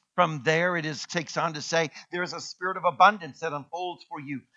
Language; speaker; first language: English; native; English